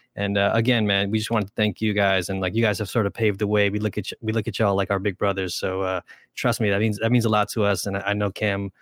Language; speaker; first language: English; early bilingual, other home language; Spanish